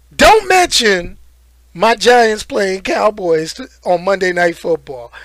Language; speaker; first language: English; native; English